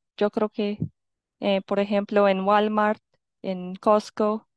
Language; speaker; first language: Spanish; non-native, fluent; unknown